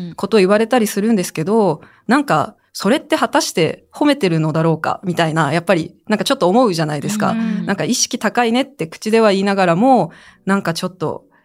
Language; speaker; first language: Japanese; early bilingual, other home language; Chinese